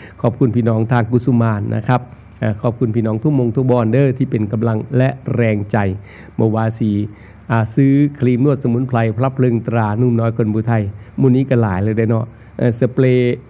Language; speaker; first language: Thai; non-native, local second language; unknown